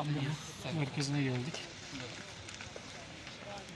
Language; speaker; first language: Russian; non-native, learner; Turkish